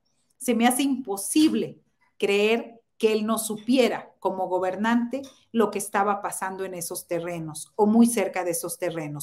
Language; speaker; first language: Spanish; native; Spanish